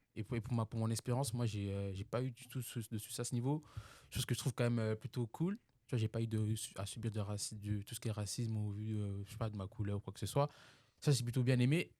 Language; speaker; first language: French; non-native, local second language; Lingala